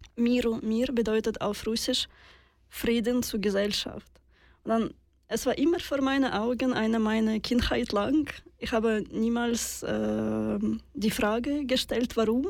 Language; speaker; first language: German; non-native, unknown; Russian